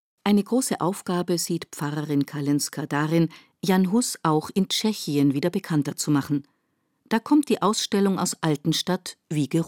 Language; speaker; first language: German; native; German